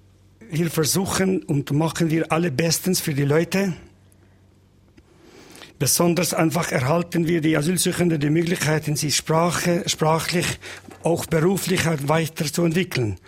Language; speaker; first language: German; non-native, learner; Albanian